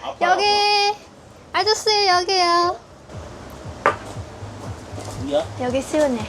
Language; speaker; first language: Korean; non-native, learner; Vietnamese